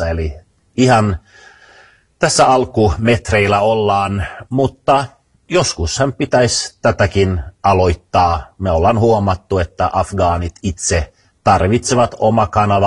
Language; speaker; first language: Finnish; early bilingual, heritage; Finnish